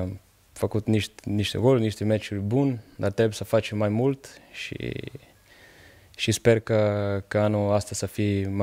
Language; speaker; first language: Romanian; non-native, fluent; Portuguese